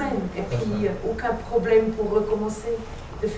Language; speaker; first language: French; native; French